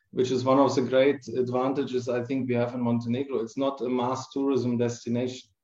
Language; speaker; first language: English; non-native, fluent; German